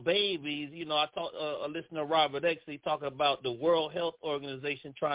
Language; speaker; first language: English; native; English